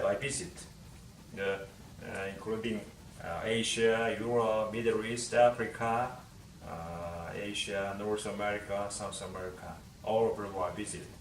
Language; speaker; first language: English; non-native, learner; Korean